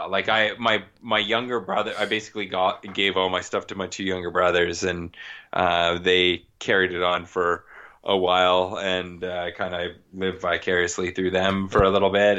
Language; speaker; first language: English; native; English